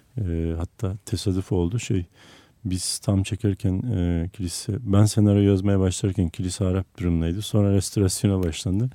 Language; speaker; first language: Turkish; non-native, local second language; Armenian